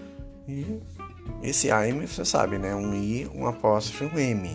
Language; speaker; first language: Portuguese; native; Portuguese